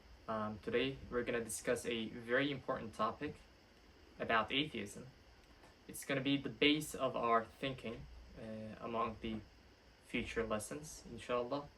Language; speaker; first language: English; non-native, fluent; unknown